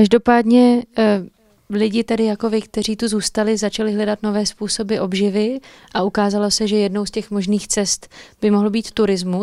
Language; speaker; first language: Czech; native; Czech